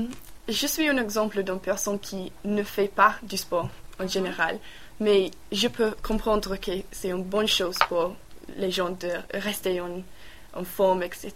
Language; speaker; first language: French; non-native, learner; English